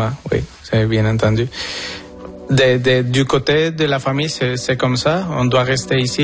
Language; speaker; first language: French; non-native, fluent; Spanish